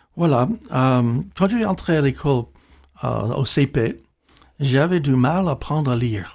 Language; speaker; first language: French; non-native, fluent; English